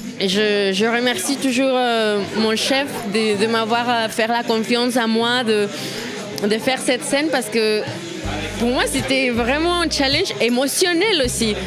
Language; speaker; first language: French; non-native, fluent; Spanish